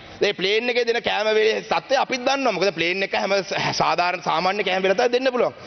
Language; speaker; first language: Sinhala; non-native, local second language; Tamil